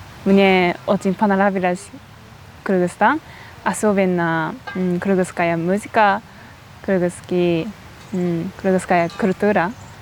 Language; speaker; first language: Russian; non-native, learner; Japanese